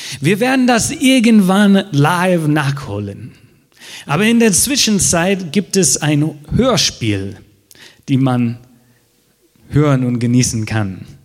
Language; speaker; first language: German; non-native, fluent; English